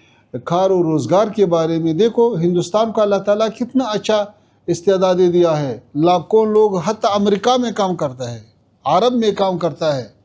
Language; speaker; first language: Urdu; non-native, fluent; Pashto